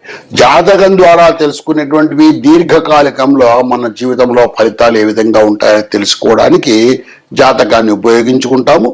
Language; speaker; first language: Telugu; native; Telugu